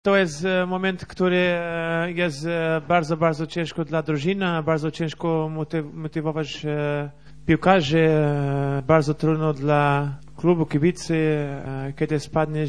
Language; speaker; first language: Polish; non-native, learner; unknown